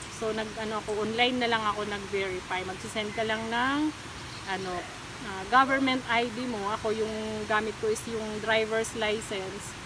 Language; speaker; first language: Filipino; non-native, local second language; Waray